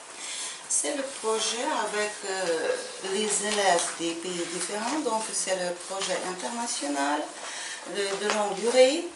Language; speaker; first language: French; non-native, fluent; Ukrainian